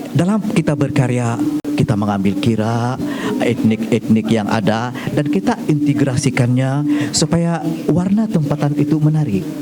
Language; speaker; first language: Malay; non-native, local second language; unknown